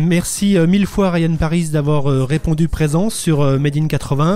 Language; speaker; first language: French; native; French